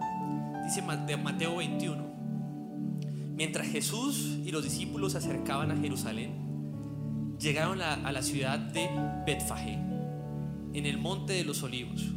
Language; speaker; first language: Spanish; native; Spanish